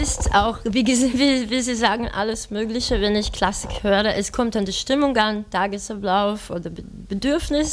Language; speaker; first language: German; native; German